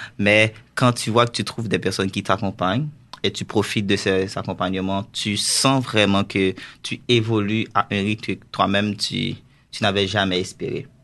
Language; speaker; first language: French; non-native, local second language; Haitian Creole